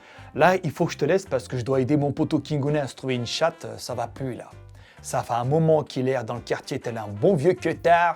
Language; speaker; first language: French; native; French